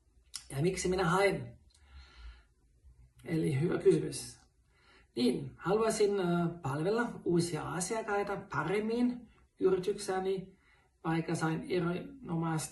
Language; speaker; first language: Finnish; non-native, fluent; German